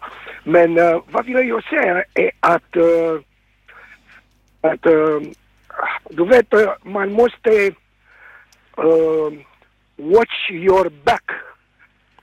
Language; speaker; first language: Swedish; non-native, fluent; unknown